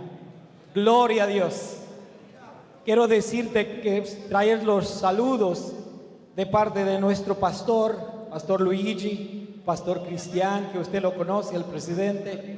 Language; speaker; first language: Spanish; non-native, learner; Romanian